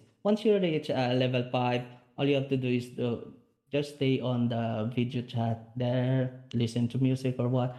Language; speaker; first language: English; non-native, local second language; Hiligaynon